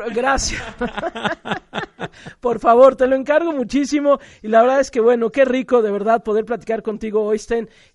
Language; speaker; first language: Spanish; native; Spanish